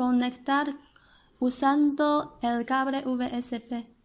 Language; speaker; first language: Spanish; non-native, learner; Chinese